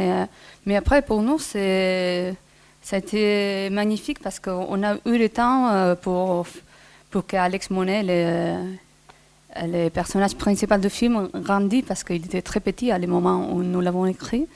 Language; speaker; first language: French; non-native, fluent; Spanish